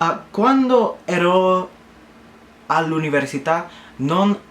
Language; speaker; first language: Italian; non-native, learner; English